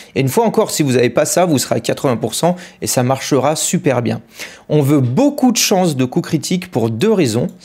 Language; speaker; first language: French; native; French